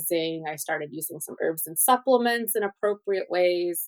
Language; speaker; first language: English; native; English